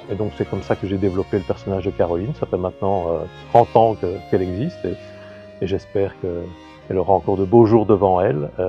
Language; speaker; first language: French; native; French